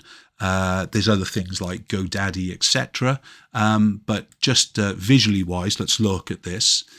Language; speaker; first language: English; native; English